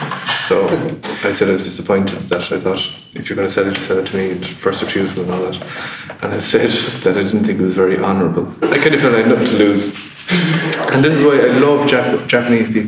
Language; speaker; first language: English; non-native, local second language; Irish